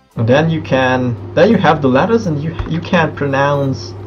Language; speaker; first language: English; non-native, fluent; Hungarian